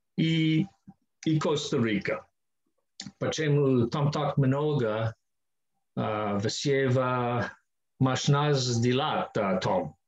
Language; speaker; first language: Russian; non-native, learner; English